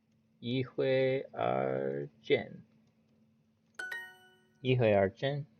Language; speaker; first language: Chinese; non-native, learner; English